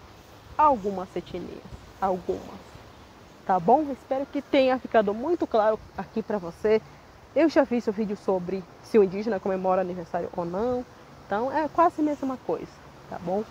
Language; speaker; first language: Portuguese; non-native, local second language; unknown